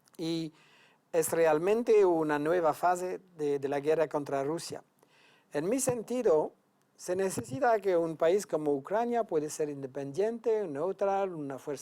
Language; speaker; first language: Spanish; non-native, fluent; French